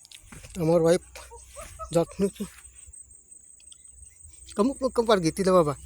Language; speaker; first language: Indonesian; non-native, learner; Bangla